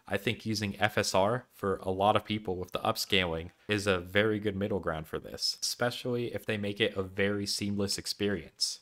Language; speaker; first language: English; native; English